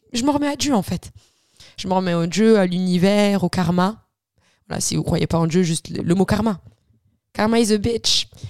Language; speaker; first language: French; early bilingual, other home language; Arabic